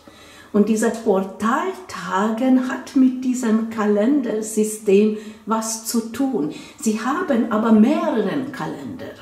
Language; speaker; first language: German; non-native, fluent; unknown